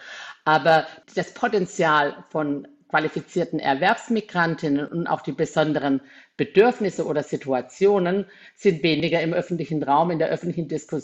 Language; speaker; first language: German; native; German